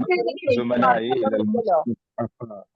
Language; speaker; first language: Arabic; non-native, learner; Malayalam